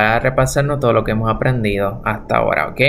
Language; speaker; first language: Spanish; native; Spanish